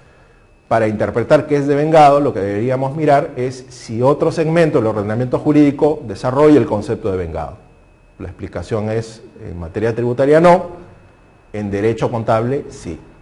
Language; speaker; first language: Spanish; native; Spanish